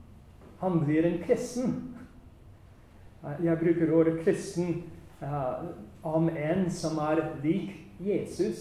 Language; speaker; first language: Norwegian; non-native, fluent; English